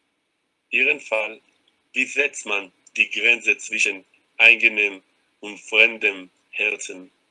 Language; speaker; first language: German; non-native, learner; Hebrew